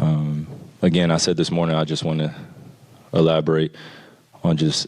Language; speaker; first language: English; native; English